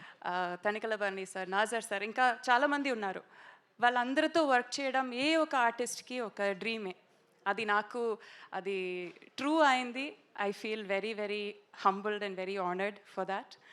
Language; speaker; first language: Telugu; non-native, learner; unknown